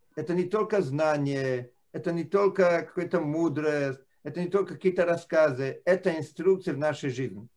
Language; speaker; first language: Russian; non-native, fluent; Italian